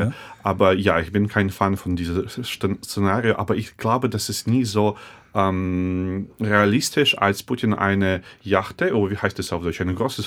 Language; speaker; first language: German; non-native, fluent; Russian